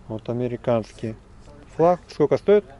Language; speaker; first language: Russian; native; Russian